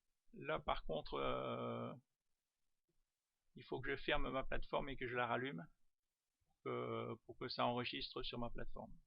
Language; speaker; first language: French; native; French